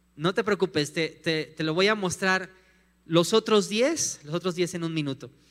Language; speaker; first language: Spanish; native; Spanish